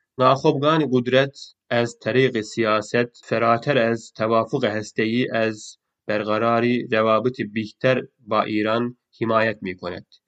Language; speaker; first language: Persian; non-native, fluent; Turkish